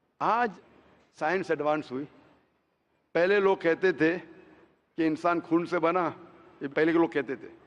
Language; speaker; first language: Hindi; non-native, local second language; Konkani